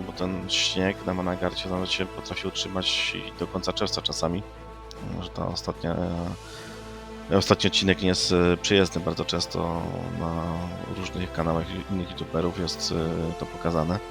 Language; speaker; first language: Polish; native; Polish